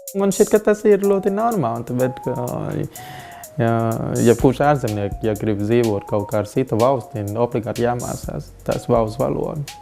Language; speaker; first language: Latvian; non-native, learner; Vietnamese